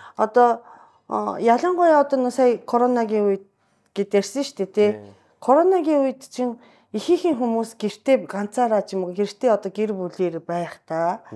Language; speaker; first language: Mongolian; non-native, fluent; Japanese